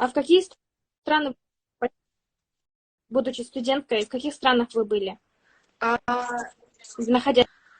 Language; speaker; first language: Russian; native; Russian